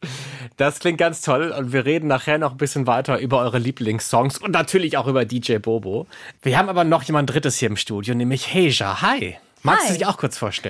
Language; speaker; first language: German; native; German